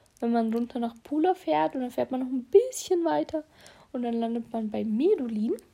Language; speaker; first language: German; early bilingual, other home language; Russian